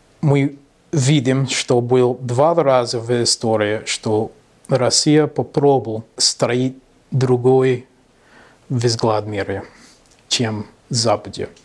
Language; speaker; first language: Russian; non-native, learner; English